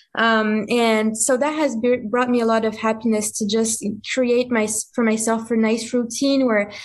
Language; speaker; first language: English; non-native, fluent; French